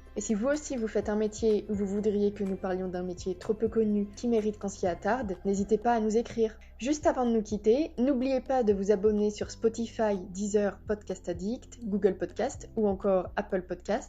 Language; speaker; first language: French; native; French